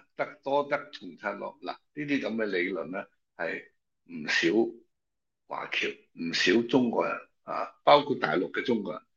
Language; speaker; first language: Cantonese; native; Cantonese